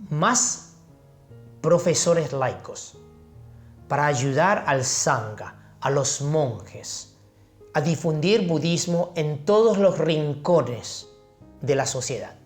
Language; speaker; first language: Spanish; non-native, fluent; Chinese